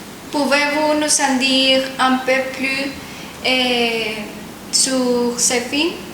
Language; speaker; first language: French; non-native, learner; Spanish